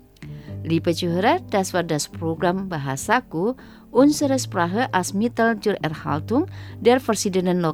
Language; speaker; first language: German; non-native, fluent; Indonesian